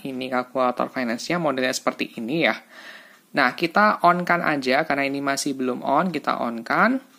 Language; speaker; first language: Indonesian; native; Indonesian